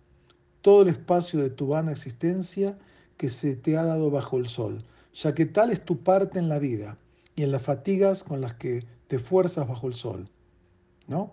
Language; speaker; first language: Spanish; native; Spanish